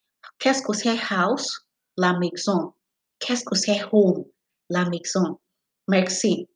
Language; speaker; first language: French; non-native, fluent; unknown